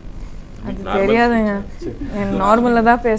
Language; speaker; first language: Tamil; non-native, learner; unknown